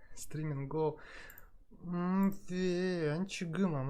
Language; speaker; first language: Korean; non-native, learner; Russian